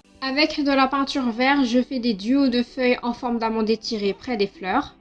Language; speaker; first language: French; native; French